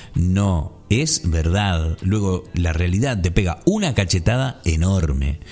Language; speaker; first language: Spanish; native; Spanish